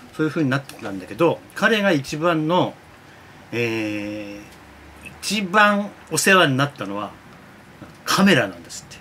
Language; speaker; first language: Japanese; native; Japanese